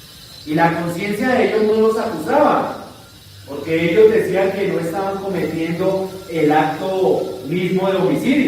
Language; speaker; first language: Spanish; native; Spanish